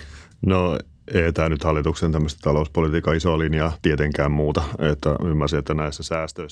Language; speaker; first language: Finnish; native; Finnish